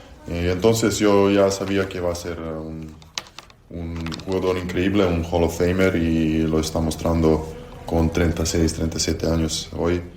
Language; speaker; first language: Spanish; non-native, fluent; Serbian